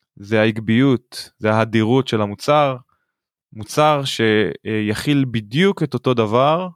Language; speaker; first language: Hebrew; native; Hebrew